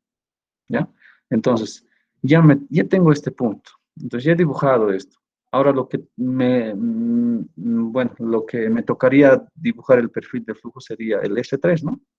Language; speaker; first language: Spanish; native; Spanish